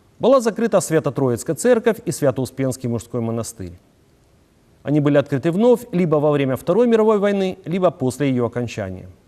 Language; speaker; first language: Russian; native; Russian